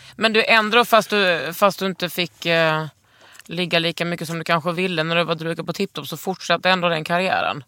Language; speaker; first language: Swedish; native; Swedish